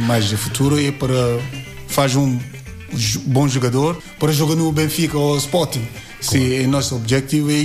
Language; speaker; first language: Portuguese; non-native, learner; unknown